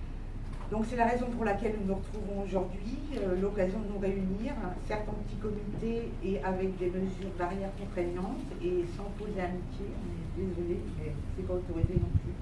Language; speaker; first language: French; native; French